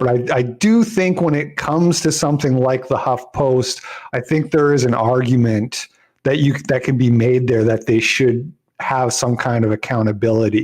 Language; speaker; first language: English; native; English